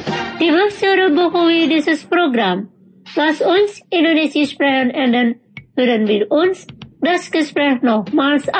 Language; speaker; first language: German; non-native, fluent; Indonesian